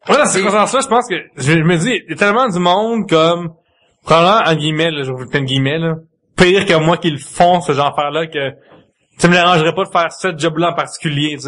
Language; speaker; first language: French; native; French